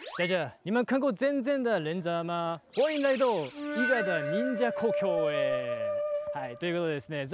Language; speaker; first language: Chinese; non-native, fluent; Japanese